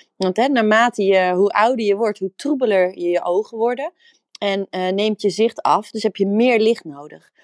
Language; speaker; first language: Dutch; native; Dutch